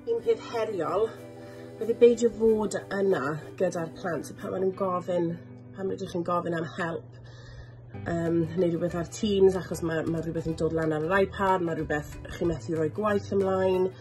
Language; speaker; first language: Welsh; non-native, local second language; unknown